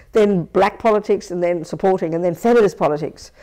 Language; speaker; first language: English; native; English